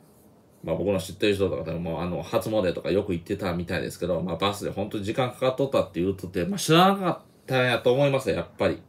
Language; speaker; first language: Japanese; native; Japanese